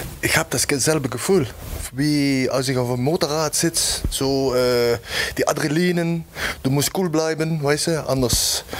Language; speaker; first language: German; non-native, learner; Dutch